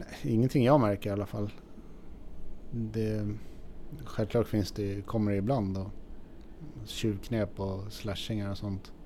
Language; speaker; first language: Swedish; native; Swedish